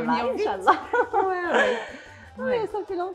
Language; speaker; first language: French; non-native, local second language; Arabic